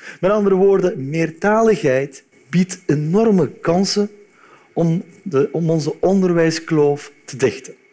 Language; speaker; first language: Dutch; early bilingual, other home language; Turkish